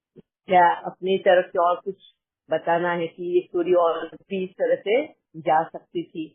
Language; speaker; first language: Hindi; native; Hindi